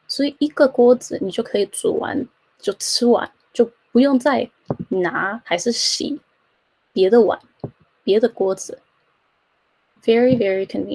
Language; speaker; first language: Chinese; early bilingual, heritage; Chinese